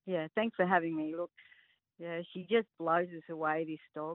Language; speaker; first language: English; native; English